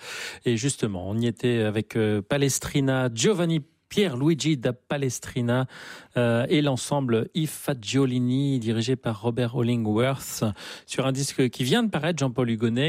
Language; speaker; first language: French; native; French